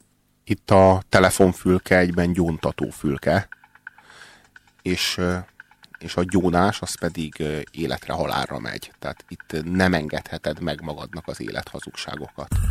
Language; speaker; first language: Hungarian; native; Hungarian